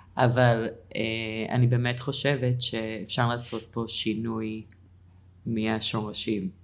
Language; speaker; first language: Hebrew; non-native, fluent; English